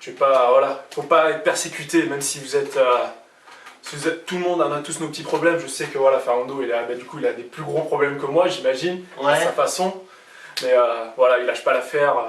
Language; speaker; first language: French; native; French